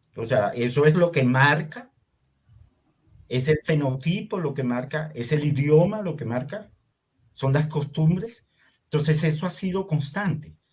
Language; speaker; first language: Spanish; early bilingual, other home language; Hungarian